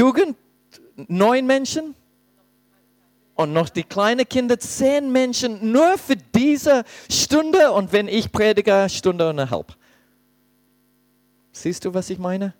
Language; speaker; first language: German; non-native, fluent; English